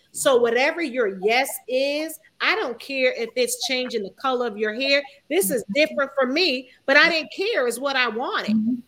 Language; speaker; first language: English; native; English